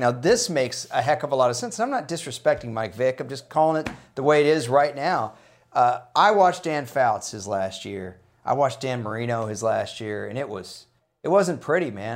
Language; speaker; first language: English; native; English